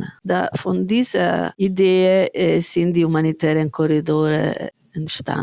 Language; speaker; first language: German; non-native, fluent; Italian